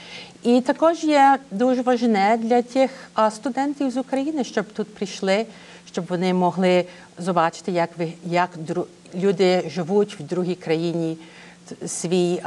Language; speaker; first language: Ukrainian; early bilingual, heritage; Ukrainian